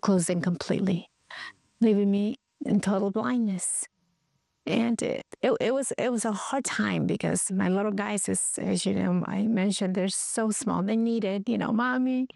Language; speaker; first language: English; non-native, fluent; Spanish